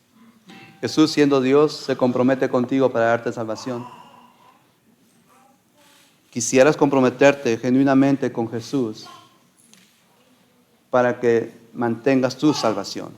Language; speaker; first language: Spanish; native; Spanish